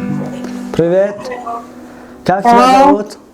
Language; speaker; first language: Russian; non-native, local second language; Tajik